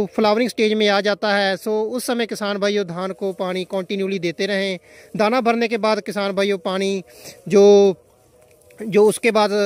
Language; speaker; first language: Hindi; non-native, local second language; Punjabi